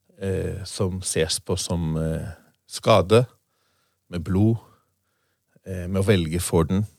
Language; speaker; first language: Norwegian; non-native, fluent; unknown